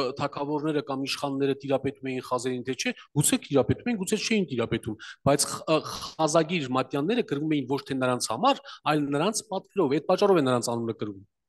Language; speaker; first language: Armenian; native; Armenian